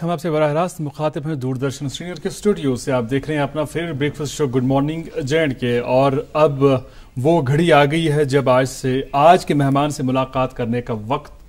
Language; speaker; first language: Hindi; non-native, local second language; Kashmiri